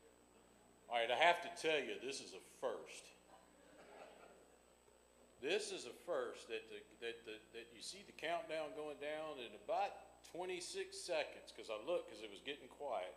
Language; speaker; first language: English; native; English